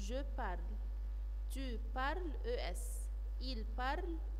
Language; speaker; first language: French; non-native, fluent; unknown